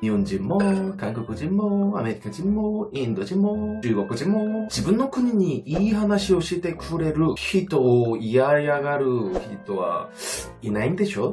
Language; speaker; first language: Japanese; non-native, fluent; Korean